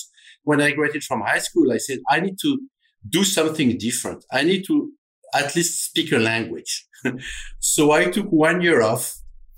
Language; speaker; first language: English; non-native, fluent; French